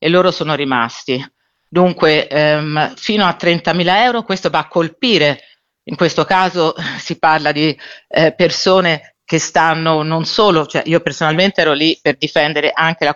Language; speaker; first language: Italian; native; Italian